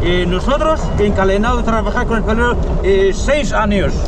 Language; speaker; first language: Spanish; non-native, learner; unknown